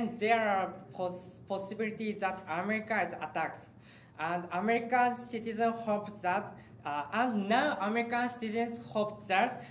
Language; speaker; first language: English; non-native, learner; Japanese